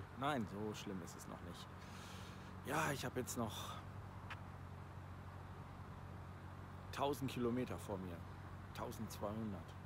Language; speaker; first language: German; native; German